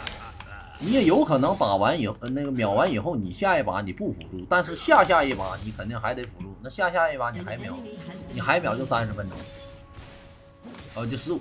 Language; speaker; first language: Chinese; native; Chinese